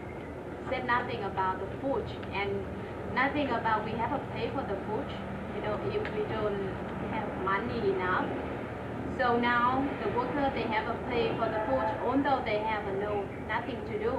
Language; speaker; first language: English; non-native, learner; Vietnamese